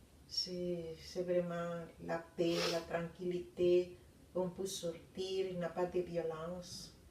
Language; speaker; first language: French; non-native, fluent; Spanish